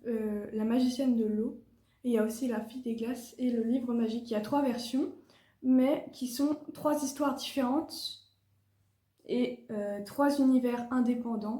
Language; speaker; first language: French; native; French